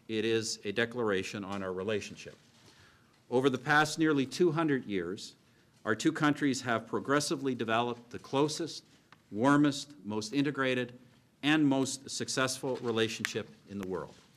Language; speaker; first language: English; native; English